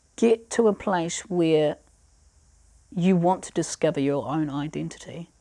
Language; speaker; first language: English; native; English